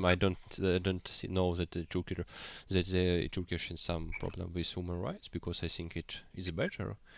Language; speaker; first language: English; non-native, learner; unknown